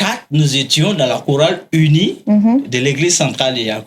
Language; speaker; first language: French; non-native, local second language; Mossi